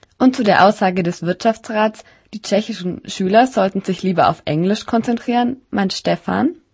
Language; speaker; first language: German; native; German